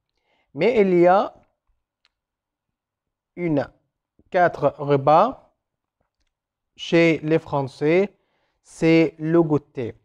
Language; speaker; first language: French; non-native, fluent; Arabic